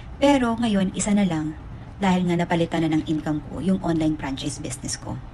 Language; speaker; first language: Filipino; native; Filipino